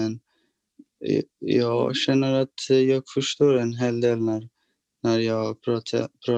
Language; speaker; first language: Swedish; non-native, fluent; Persian